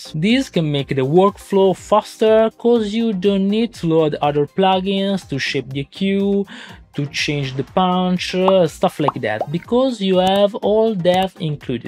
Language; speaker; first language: English; non-native, fluent; Italian